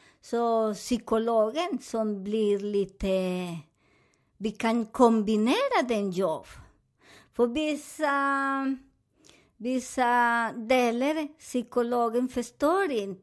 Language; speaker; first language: Swedish; non-native, fluent; Spanish